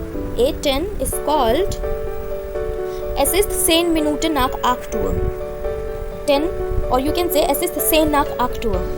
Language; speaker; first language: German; non-native, fluent; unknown